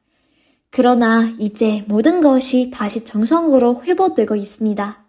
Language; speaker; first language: Korean; non-native, fluent; Chinese